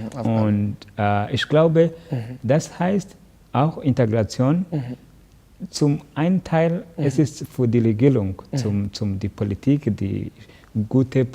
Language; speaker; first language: German; non-native, learner; Kinyarwanda